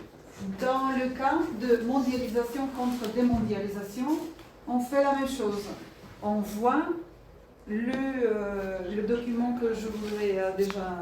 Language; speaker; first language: French; non-native, fluent; Bulgarian